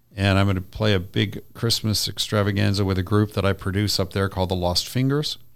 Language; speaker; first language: English; native; English